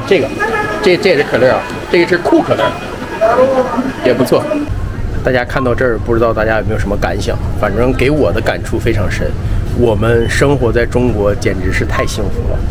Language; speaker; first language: Chinese; native; Chinese